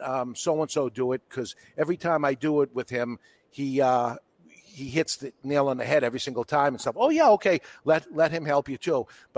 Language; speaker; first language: English; native; English